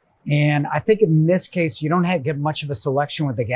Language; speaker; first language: English; native; English